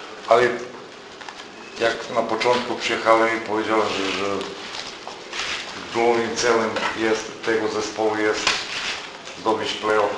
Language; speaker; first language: Polish; non-native, learner; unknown